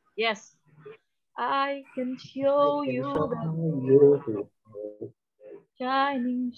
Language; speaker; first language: English; non-native, fluent; Indonesian